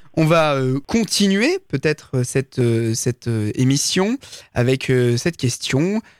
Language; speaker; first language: French; native; French